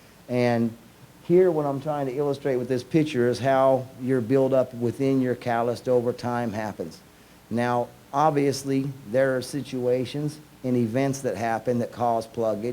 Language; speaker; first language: English; native; English